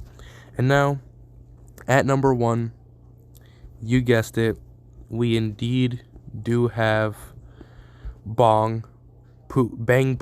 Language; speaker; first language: English; native; English